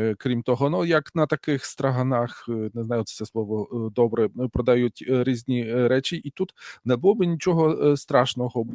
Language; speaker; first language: Ukrainian; non-native, fluent; Polish